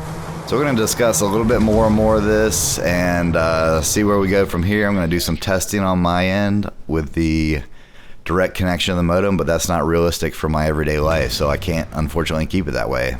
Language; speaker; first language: English; native; English